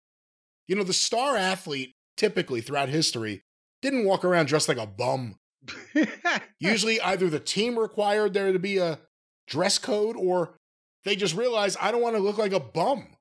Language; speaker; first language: English; native; English